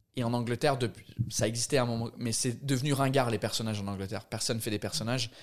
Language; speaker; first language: French; non-native, fluent; English